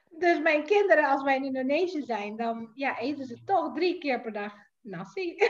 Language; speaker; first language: Dutch; non-native, fluent; Indonesian